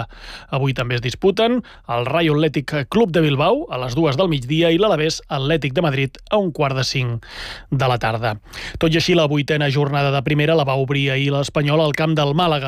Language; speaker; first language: Catalan; native; Catalan